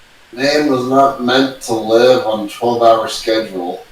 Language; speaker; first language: English; native; English